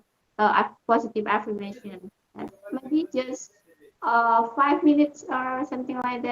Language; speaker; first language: English; non-native, learner; Indonesian